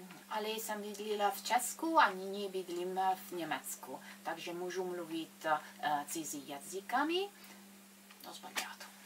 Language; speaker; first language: Czech; non-native, learner; Italian